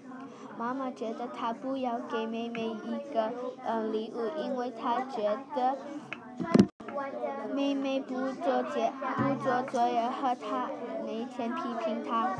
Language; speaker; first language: Chinese; non-native, learner; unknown